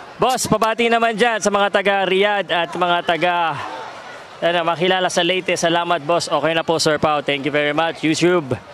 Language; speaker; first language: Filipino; non-native, local second language; Cebuano